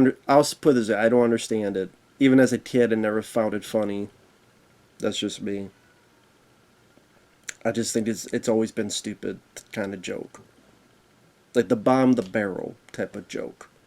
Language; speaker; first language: English; native; English